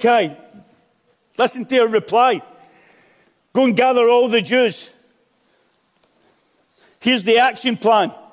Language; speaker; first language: English; native; English